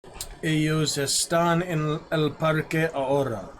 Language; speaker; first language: Spanish; non-native, learner; English